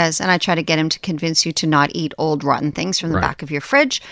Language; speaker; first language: English; native; English